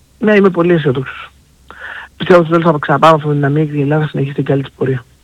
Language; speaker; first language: Greek; native; Greek